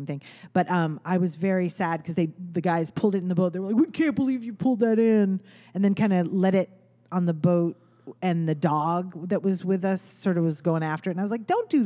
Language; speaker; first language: English; native; English